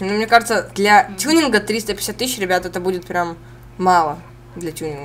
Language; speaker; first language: Russian; native; Russian